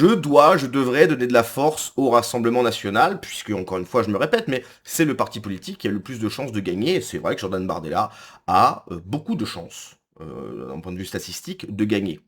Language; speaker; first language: French; native; French